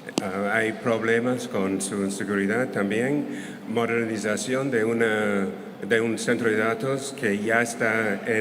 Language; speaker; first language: Spanish; non-native, fluent; English